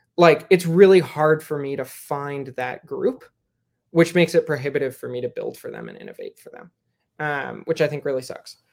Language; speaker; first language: English; native; English